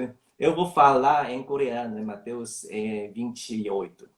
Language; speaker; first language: Portuguese; non-native, learner; Korean